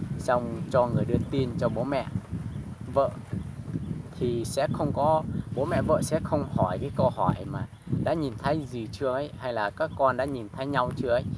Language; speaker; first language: Vietnamese; non-native, local second language; Hmong